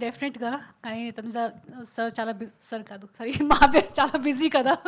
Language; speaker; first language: Telugu; non-native, learner; Hindi